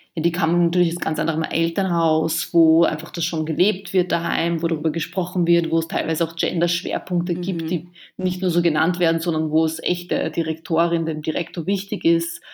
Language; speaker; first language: German; early bilingual, other home language; Bosnian